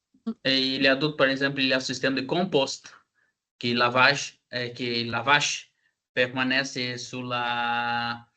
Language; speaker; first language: French; non-native, learner; Portuguese